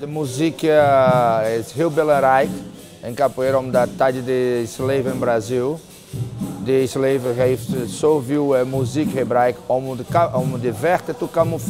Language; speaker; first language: Dutch; non-native, fluent; Portuguese